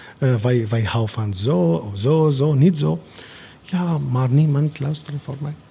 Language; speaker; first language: Dutch; non-native, learner; Arabic